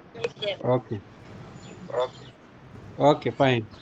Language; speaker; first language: English; non-native, fluent; Nyanja